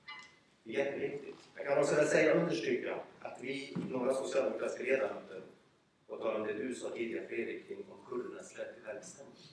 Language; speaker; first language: Swedish; early bilingual, other home language; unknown